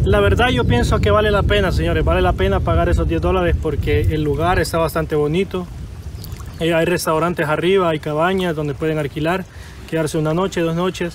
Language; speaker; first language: Spanish; native; Spanish